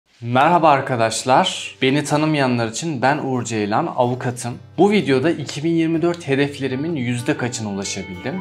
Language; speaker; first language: Turkish; native; Turkish